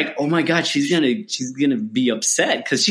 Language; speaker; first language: English; early bilingual, other home language; Spanish